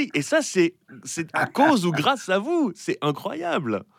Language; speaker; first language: French; native; French